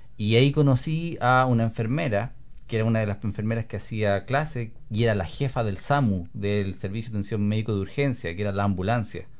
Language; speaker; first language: Spanish; native; Spanish